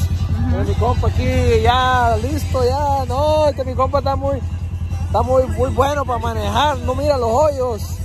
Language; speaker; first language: Spanish; native; Spanish